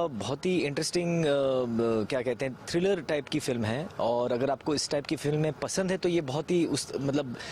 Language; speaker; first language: Hindi; native; Hindi